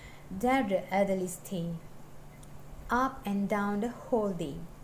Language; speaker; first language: English; non-native, local second language; Malay